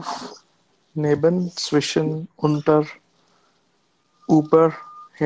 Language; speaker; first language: German; non-native, learner; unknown